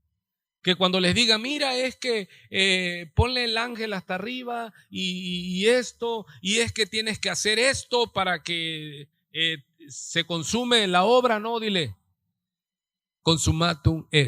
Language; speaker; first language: Spanish; native; Spanish